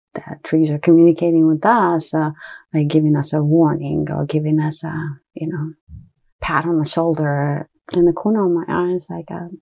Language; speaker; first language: English; early bilingual, other home language; Japanese